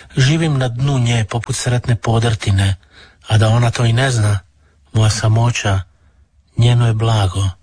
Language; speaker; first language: Serbian; native; Serbian